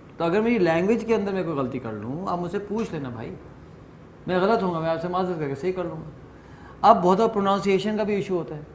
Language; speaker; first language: Urdu; native; Urdu